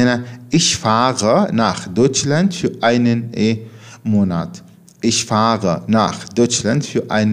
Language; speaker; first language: German; non-native, fluent; Arabic